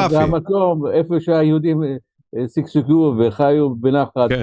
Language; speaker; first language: Hebrew; non-native, local second language; Arabic